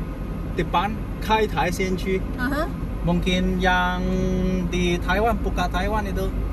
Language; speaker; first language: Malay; non-native, learner; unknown